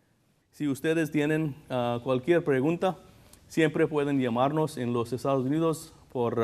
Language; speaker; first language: Spanish; non-native, fluent; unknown